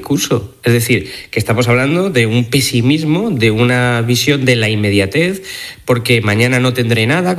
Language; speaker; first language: Spanish; native; Spanish